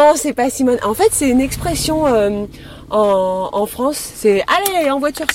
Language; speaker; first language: French; native; French